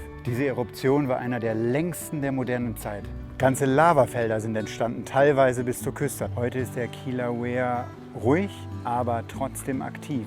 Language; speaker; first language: German; native; German